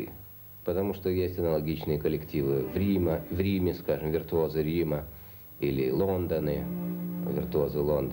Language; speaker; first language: Russian; native; Russian